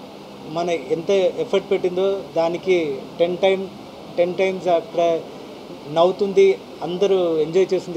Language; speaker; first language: Telugu; non-native, fluent; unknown